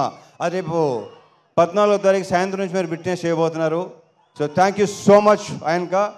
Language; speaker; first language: Telugu; native; Telugu